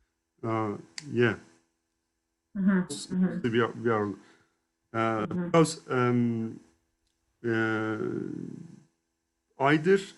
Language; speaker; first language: English; non-native, learner; Turkish